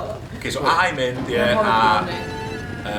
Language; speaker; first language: Welsh; native; Welsh